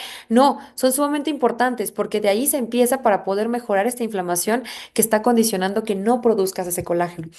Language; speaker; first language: Spanish; native; Spanish